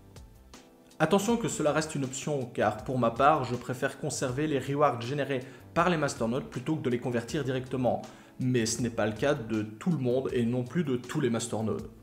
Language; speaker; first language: French; native; French